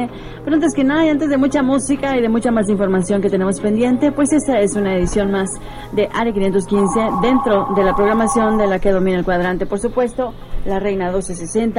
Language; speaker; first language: Spanish; native; Spanish